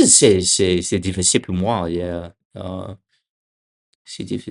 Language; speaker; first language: French; non-native, learner; English